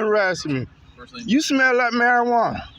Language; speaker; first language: English; native; English